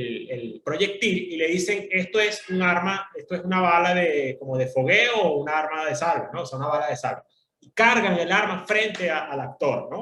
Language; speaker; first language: Spanish; native; Spanish